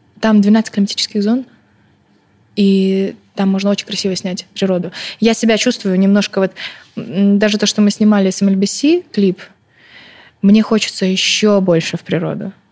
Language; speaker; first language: Russian; early bilingual, other home language; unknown